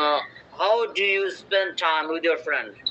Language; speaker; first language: English; non-native, fluent; Bangla